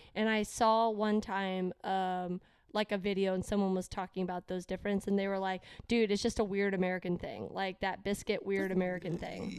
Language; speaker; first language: English; native; English